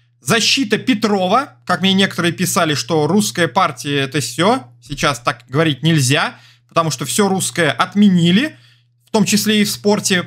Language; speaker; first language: Russian; native; Russian